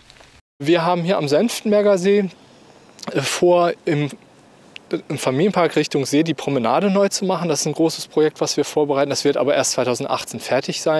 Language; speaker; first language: German; native; German